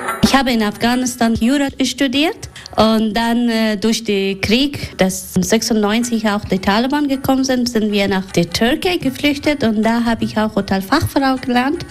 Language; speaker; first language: German; non-native, fluent; Persian